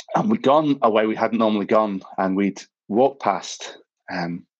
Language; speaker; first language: English; native; English